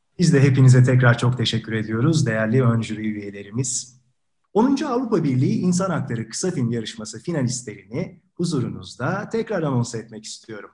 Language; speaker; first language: Turkish; native; Turkish